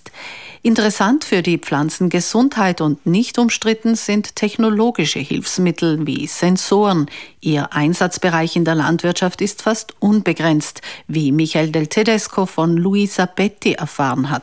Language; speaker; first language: German; native; German